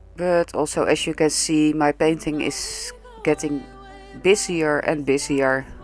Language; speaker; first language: English; non-native, fluent; Dutch